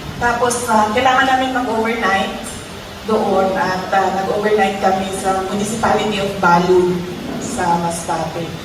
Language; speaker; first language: Filipino; non-native, local second language; Cebuano